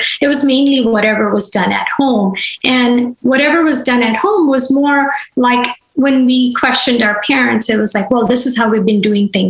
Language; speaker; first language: English; non-native, local second language; Gujarati